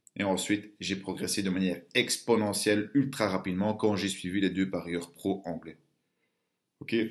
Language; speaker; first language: French; native; French